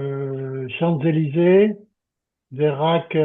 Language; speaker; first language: Hebrew; non-native, learner; French